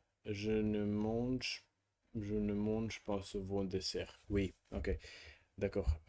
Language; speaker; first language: French; non-native, learner; Russian